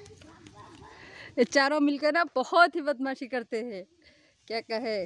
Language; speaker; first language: Hindi; non-native, local second language; Assamese